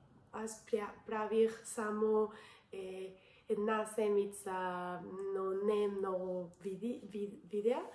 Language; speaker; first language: Bulgarian; non-native, learner; Spanish